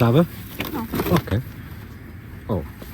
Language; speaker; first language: Polish; non-native, learner; Hungarian